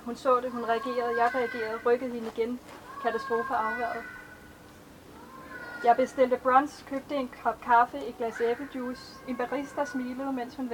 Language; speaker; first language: Danish; native; Danish